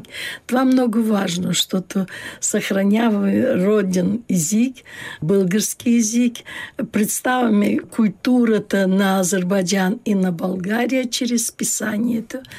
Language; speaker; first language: Bulgarian; early bilingual, heritage; Bulgarian